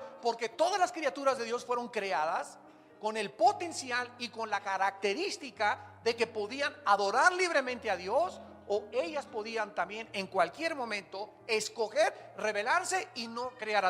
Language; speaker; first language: Spanish; native; Spanish